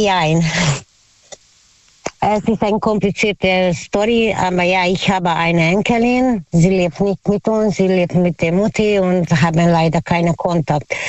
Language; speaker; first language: German; non-native, learner; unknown